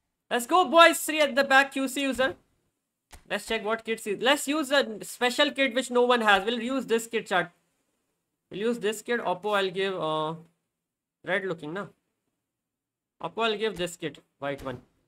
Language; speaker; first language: English; non-native, local second language; Hindi